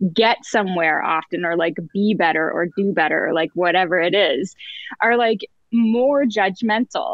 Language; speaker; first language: English; native; English